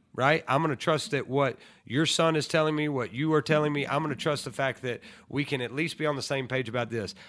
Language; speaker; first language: English; native; English